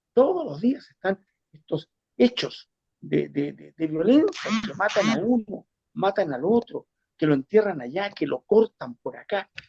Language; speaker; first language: Spanish; native; Spanish